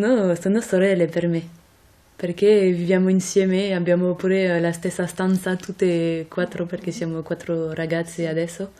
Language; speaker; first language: Italian; non-native, fluent; French